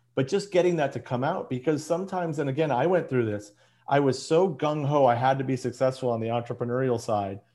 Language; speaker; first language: English; native; English